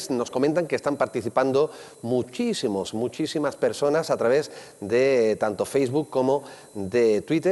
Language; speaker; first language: Spanish; native; Spanish